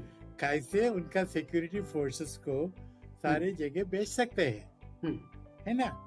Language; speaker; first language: Hindi; non-native, local second language; Malayalam